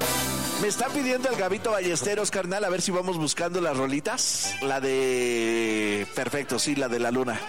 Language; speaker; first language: Spanish; native; Spanish